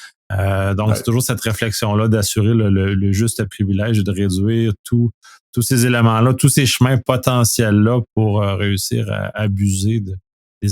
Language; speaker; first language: French; native; French